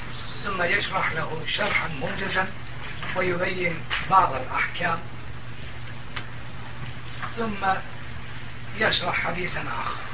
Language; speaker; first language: Arabic; non-native, fluent; Turkish